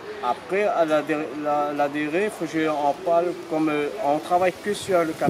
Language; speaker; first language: French; non-native, local second language; Réunion Creole French